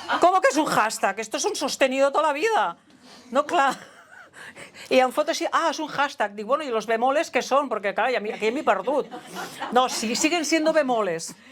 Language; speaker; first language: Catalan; non-native, local second language; Spanish